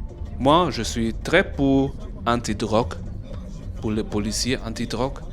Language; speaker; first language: French; early bilingual, heritage; French